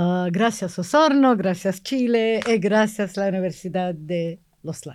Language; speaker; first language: Spanish; non-native, learner; Arabic